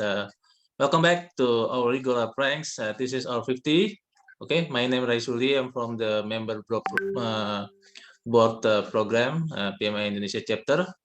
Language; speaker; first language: English; non-native, learner; Indonesian